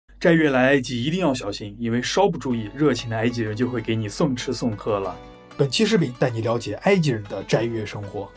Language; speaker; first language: Chinese; native; Chinese